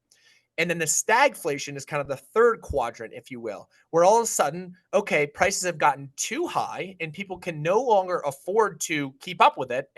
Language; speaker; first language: English; native; English